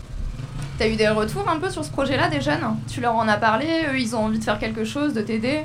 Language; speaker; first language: French; native; French